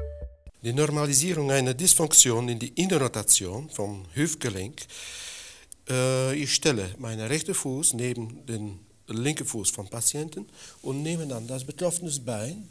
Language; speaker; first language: German; non-native, fluent; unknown